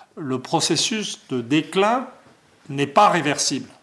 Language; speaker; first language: French; native; French